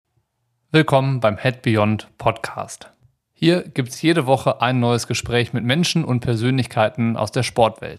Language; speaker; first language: German; native; German